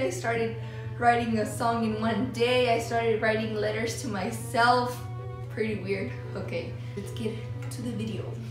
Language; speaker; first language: English; early bilingual, other home language; Spanish